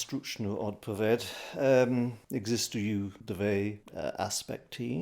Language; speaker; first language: Slovak; non-native, fluent; English